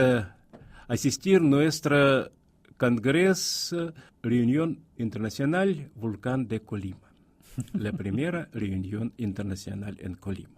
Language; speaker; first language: Spanish; non-native, fluent; Russian